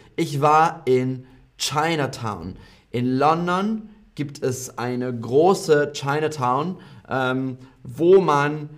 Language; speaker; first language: German; non-native, fluent; English